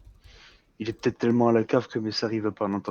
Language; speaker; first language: French; native; French